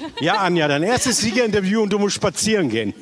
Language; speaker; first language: German; native; German